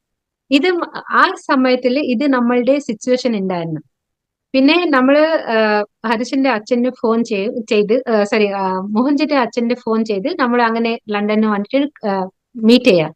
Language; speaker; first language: Malayalam; non-native, local second language; Odia